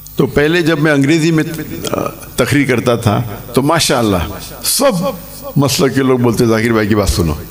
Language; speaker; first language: Urdu; non-native, local second language; English